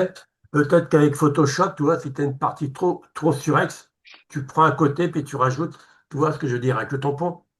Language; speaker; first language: French; native; French